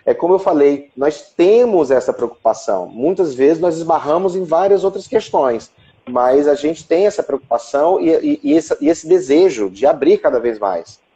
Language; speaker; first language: Portuguese; native; Portuguese